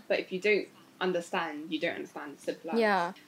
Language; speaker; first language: English; native; English